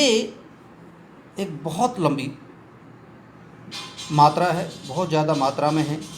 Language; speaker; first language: Hindi; native; Hindi